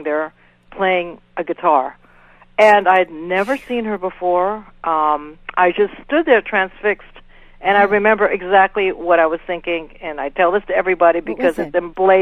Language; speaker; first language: English; native; English